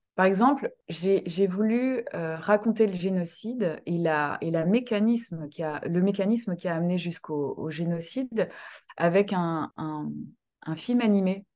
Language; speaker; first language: French; early bilingual, other home language; Kinyarwanda